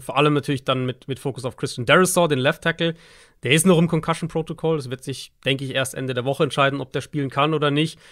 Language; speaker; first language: German; native; German